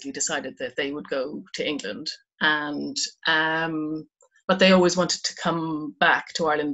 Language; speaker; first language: English; native; English